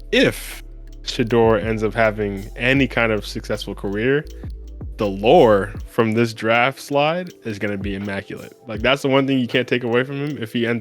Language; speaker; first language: English; native; English